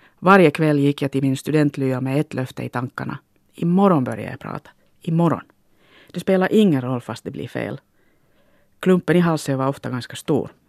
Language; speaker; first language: Swedish; non-native, local second language; Finnish